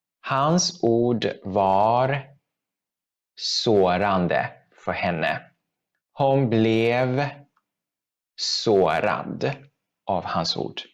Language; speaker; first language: Swedish; non-native, fluent; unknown